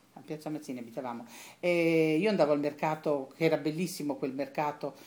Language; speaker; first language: Italian; native; Italian